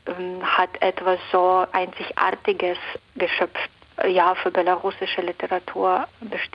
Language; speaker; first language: German; non-native, fluent; Belarusian